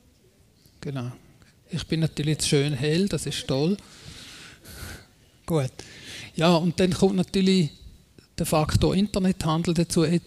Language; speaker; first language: German; native; German